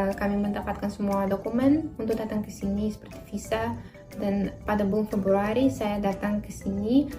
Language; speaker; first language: Indonesian; non-native, fluent; Russian